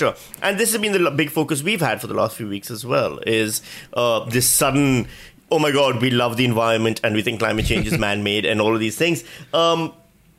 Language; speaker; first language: English; non-native, local second language; Urdu